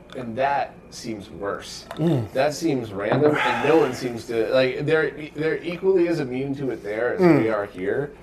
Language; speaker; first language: English; native; English